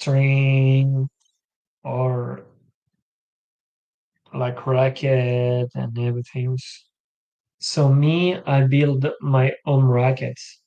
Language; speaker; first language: English; non-native, learner; French